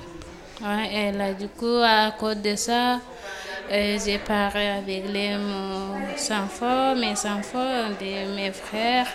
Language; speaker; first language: French; non-native, learner; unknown